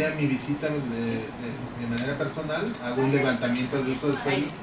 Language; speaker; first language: Spanish; native; Spanish